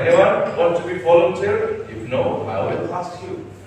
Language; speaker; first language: English; non-native, fluent; Indonesian